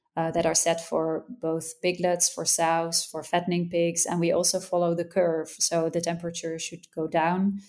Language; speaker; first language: English; non-native, fluent; Dutch